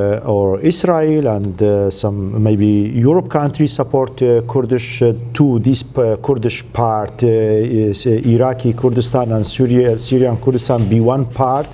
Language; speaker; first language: English; non-native, learner; Central Kurdish